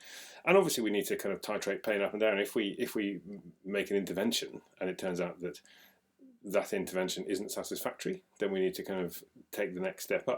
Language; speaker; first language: English; native; English